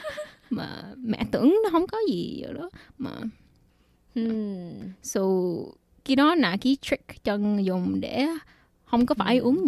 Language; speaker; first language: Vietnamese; early bilingual, heritage; Vietnamese